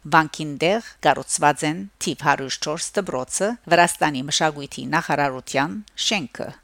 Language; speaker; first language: Armenian; early bilingual, heritage; Armenian